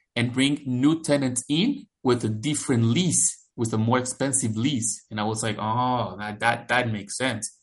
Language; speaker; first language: English; non-native, fluent; Spanish